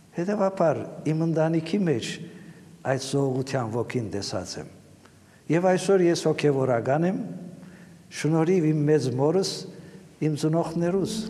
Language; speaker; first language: Armenian; native; Armenian